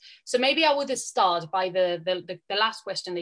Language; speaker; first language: English; non-native, fluent; Catalan